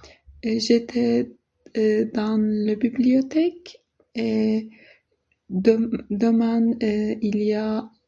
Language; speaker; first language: French; non-native, learner; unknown